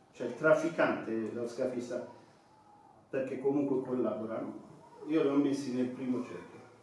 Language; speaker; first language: Italian; non-native, fluent; Tigrinya